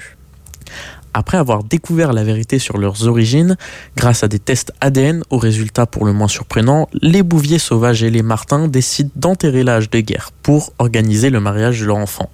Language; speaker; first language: French; native; French